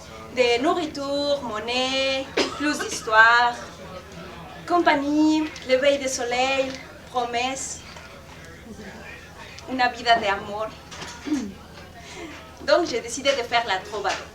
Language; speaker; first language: French; non-native, fluent; Spanish